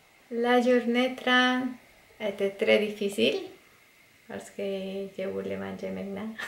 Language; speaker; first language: French; non-native, learner; Spanish